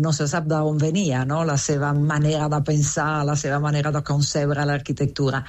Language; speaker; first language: Catalan; non-native, fluent; Italian